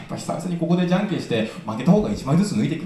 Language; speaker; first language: Japanese; native; Japanese